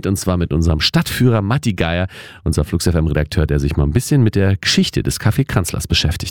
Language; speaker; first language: German; native; German